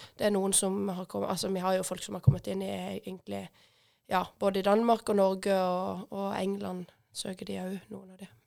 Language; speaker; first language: Norwegian; native; Norwegian